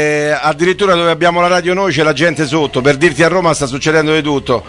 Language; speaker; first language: Italian; native; Italian